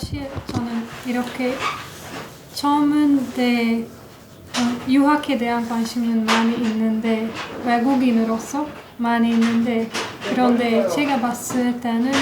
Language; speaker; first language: Korean; non-native, fluent; Hungarian